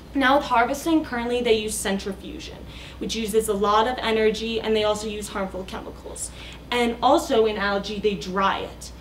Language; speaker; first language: English; native; English